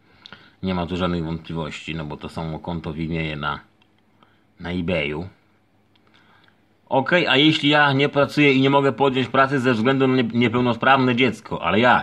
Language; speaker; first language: Polish; native; Polish